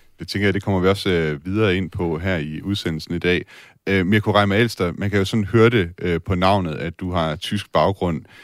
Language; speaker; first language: Danish; native; Danish